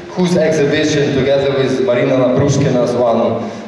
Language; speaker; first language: English; non-native, fluent; Ukrainian